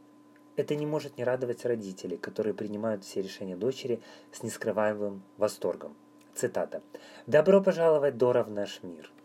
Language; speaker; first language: Russian; native; Russian